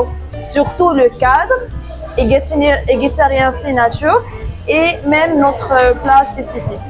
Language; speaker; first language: French; non-native, fluent; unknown